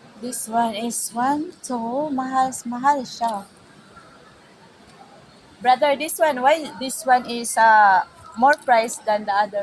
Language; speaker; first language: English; non-native, local second language; Filipino